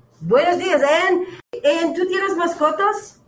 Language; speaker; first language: Spanish; non-native, learner; English